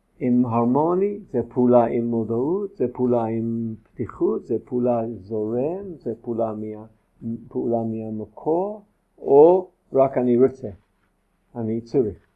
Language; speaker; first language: Hebrew; non-native, fluent; English